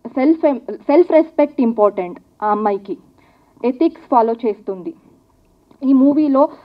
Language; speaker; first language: Telugu; non-native, learner; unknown